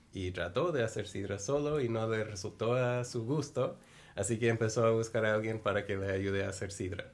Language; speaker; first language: Spanish; non-native, fluent; English